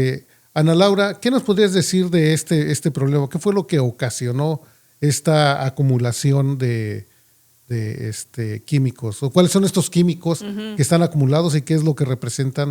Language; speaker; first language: Spanish; native; Spanish